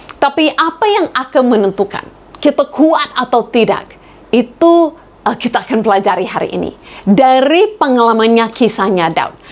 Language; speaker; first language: Indonesian; non-native, fluent; English